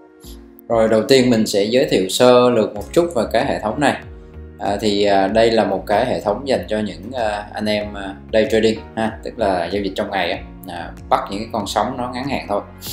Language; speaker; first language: Vietnamese; native; Vietnamese